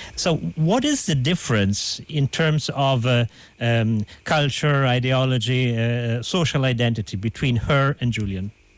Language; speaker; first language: English; non-native, fluent; Italian